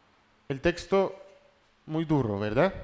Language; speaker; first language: Spanish; non-native, fluent; Russian